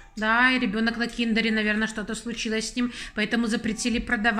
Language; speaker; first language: Russian; native; Russian